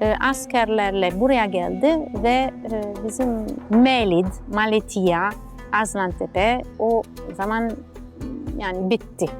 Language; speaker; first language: Turkish; non-native, learner; Italian